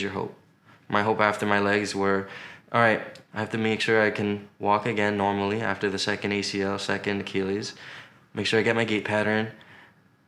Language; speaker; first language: English; native; English